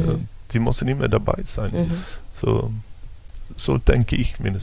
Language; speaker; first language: German; non-native, fluent; Swedish